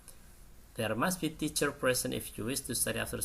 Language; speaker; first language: English; non-native, learner; Indonesian